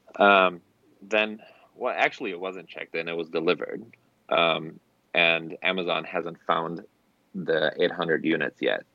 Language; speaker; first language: English; non-native, fluent; German